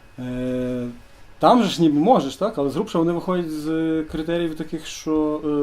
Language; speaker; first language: Ukrainian; native; Ukrainian